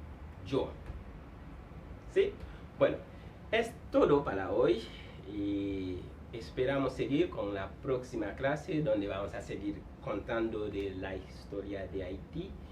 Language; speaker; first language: Spanish; non-native, fluent; Haitian Creole